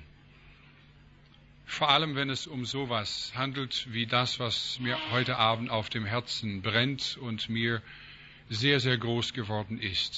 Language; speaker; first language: German; non-native, fluent; English